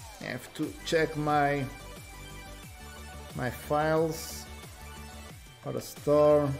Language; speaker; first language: English; non-native, learner; Portuguese